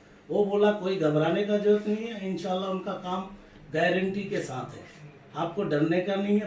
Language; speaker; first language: Hindi; non-native, local second language; Bhojpuri